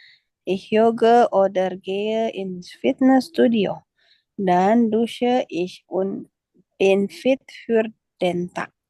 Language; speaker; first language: German; non-native, learner; Indonesian